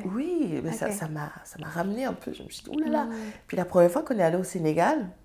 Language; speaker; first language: French; non-native, local second language; Serer